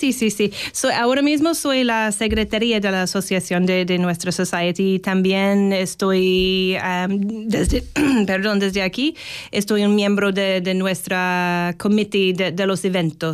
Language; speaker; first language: Spanish; non-native, fluent; English